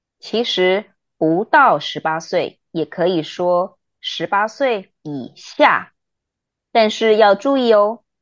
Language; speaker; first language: Chinese; native; Chinese